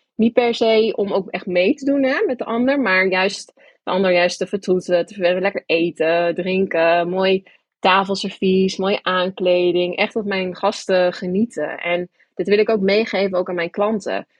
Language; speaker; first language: Dutch; early bilingual, other home language; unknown